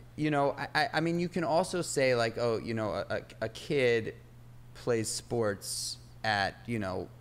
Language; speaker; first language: English; native; English